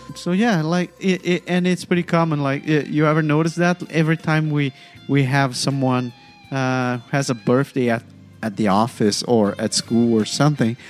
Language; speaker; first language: English; non-native, fluent; Portuguese